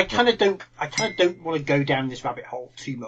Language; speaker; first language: English; native; English